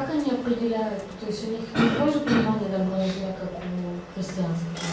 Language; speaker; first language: Russian; native; Russian